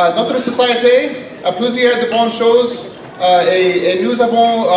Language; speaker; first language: French; non-native, learner; English